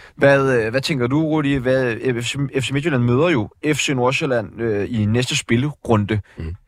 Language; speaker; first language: Danish; native; Danish